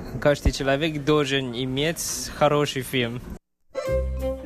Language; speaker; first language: Russian; non-native, fluent; Chinese